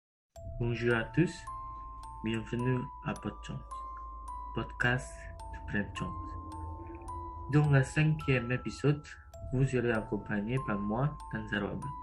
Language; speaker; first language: French; non-native, learner; Indonesian